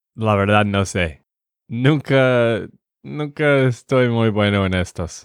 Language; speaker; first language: Spanish; non-native, learner; English